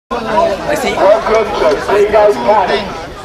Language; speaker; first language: French; native; French